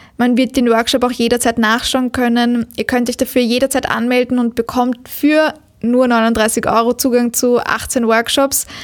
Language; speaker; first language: German; native; German